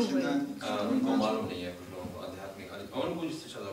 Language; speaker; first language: Russian; non-native, learner; Hindi